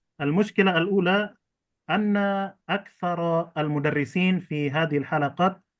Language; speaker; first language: Arabic; non-native, fluent; Indonesian